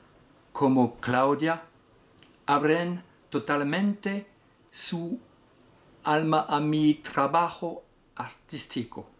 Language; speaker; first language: Spanish; non-native, learner; French